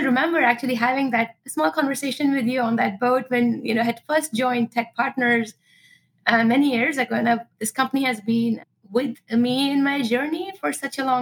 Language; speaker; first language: English; non-native, local second language; Marathi